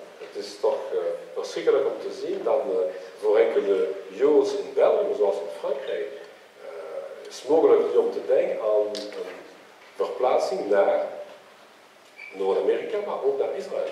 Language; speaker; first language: Dutch; non-native, local second language; French